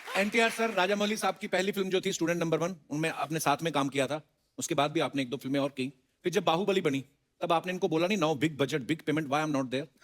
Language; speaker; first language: Hindi; non-native, local second language; Punjabi